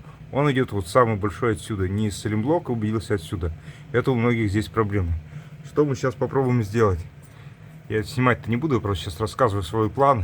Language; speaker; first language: Russian; native; Russian